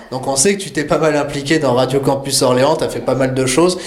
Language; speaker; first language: French; native; French